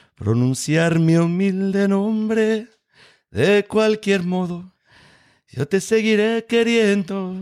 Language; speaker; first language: Spanish; early bilingual, heritage; Spanish